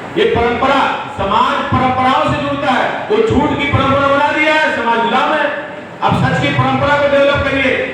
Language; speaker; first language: Hindi; native; Hindi